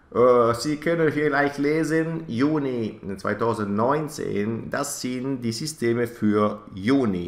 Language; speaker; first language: German; non-native, fluent; Italian